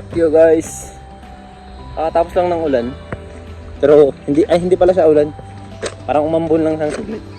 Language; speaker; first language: Filipino; non-native, local second language; Cebuano